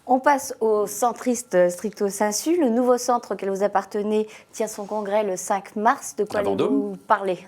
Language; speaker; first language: French; native; French